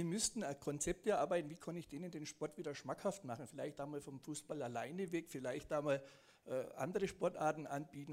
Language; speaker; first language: German; native; German